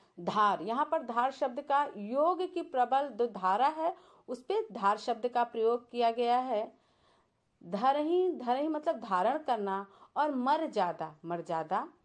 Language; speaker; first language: Hindi; native; Hindi